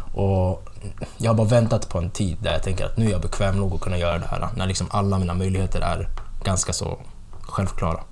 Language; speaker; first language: Swedish; early bilingual, other home language; Tigrinya